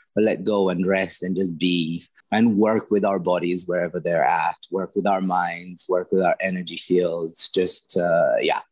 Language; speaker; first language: English; non-native, fluent; Romanian